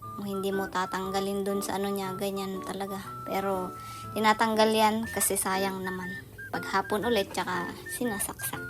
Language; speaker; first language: Filipino; non-native, local second language; Iloko